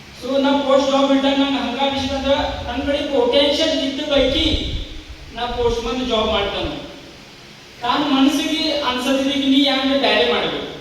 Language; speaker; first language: Kannada; non-native, local second language; Marathi